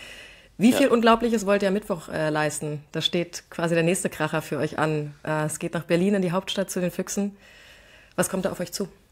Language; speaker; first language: German; native; German